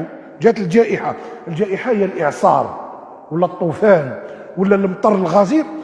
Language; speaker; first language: Arabic; native; Arabic